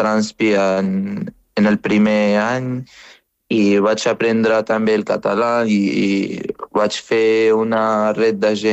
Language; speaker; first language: Catalan; non-native, fluent; Arabic